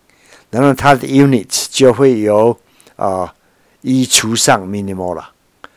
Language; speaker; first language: Chinese; native; Chinese